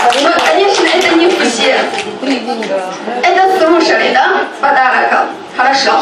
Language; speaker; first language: Russian; non-native, learner; Chinese